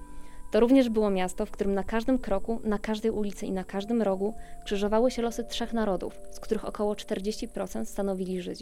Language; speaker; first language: Polish; native; Polish